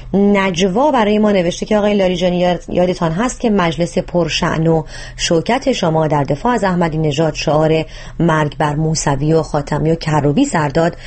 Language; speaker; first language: Persian; native; Persian